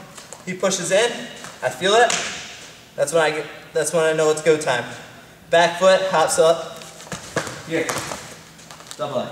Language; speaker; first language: English; native; English